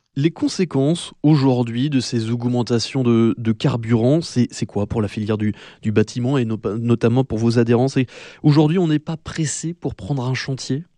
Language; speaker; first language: French; native; French